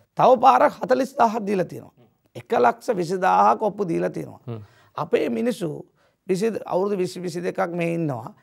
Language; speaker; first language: Sinhala; non-native, local second language; Tamil